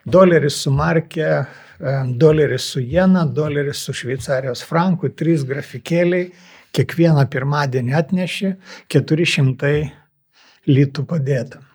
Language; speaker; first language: Lithuanian; native; Lithuanian